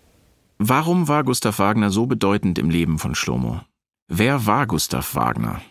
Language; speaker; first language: German; native; German